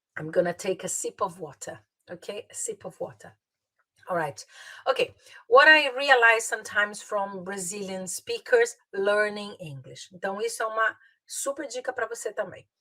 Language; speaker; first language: Portuguese; native; Portuguese